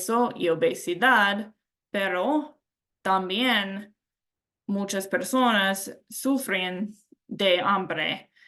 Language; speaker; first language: Spanish; non-native, learner; English